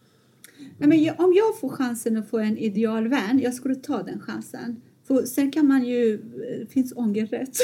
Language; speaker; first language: Swedish; non-native, fluent; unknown